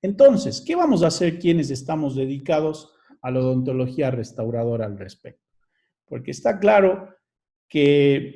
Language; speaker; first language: Spanish; native; Spanish